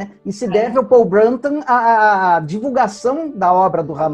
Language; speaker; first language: Portuguese; native; Portuguese